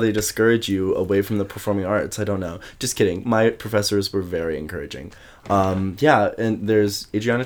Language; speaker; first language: English; native; English